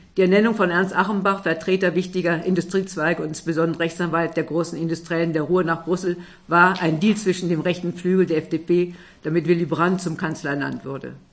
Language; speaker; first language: German; native; German